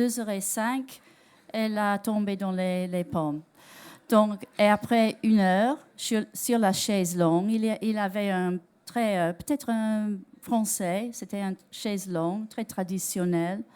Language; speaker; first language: French; non-native, learner; English